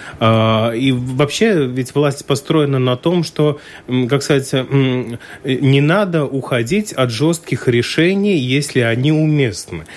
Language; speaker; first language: Russian; non-native, local second language; Latvian